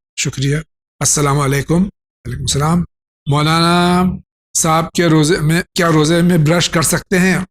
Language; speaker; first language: Urdu; native; Urdu